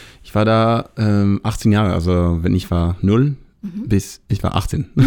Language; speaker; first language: German; non-native, learner; Hebrew